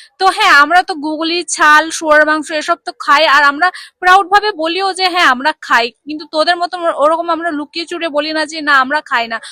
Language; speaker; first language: Bangla; non-native, local second language; Santali